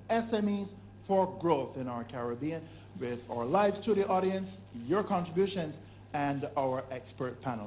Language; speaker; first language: English; native; English